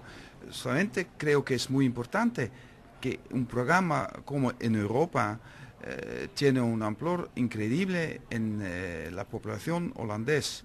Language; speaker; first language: Spanish; non-native, learner; Dutch